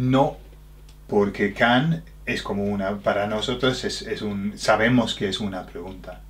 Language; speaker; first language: Spanish; non-native, fluent; English